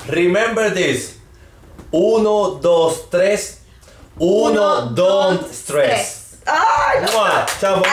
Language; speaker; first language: English; non-native, learner; Spanish